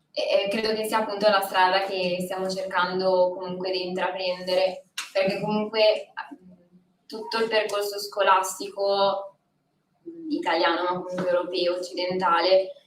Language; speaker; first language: Italian; native; Italian